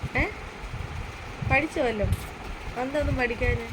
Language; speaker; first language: Malayalam; native; Malayalam